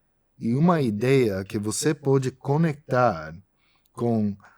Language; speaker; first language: Portuguese; non-native, fluent; English